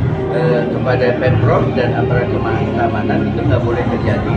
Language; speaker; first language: Indonesian; native; Indonesian